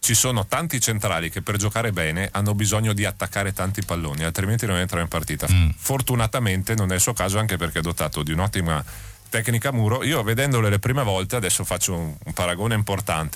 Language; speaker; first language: Italian; native; Italian